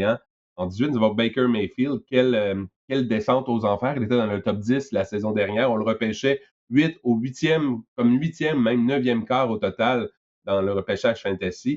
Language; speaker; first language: French; native; French